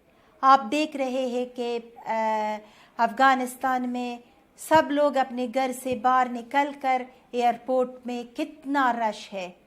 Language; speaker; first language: Hindi; non-native, learner; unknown